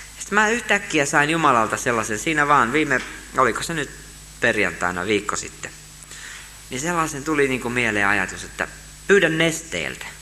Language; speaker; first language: Finnish; native; Finnish